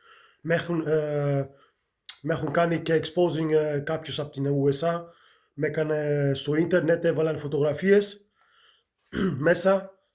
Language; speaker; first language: Greek; early bilingual, heritage; Greek